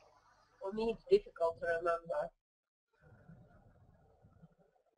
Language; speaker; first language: English; non-native, learner; Russian